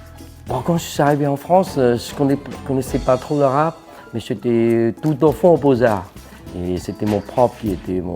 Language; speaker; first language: French; non-native, fluent; Cantonese